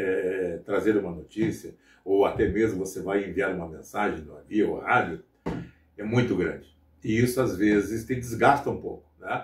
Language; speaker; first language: Portuguese; native; Portuguese